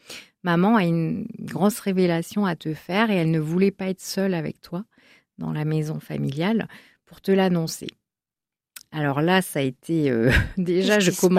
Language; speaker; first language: French; native; French